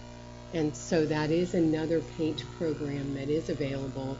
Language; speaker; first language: English; native; English